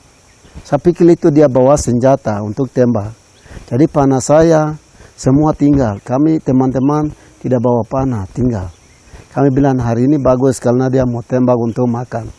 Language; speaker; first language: Indonesian; non-native, local second language; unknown